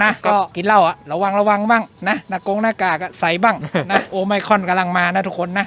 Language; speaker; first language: Thai; non-native, fluent; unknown